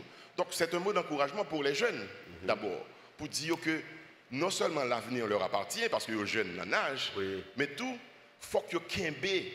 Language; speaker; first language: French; non-native, local second language; Haitian Creole